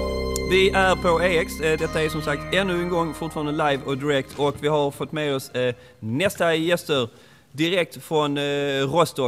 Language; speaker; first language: Swedish; native; Swedish